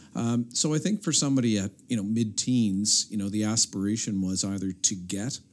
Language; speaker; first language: English; native; English